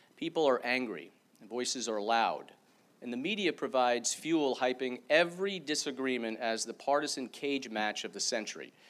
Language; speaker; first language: English; native; English